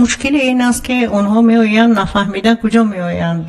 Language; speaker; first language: Persian; native; Persian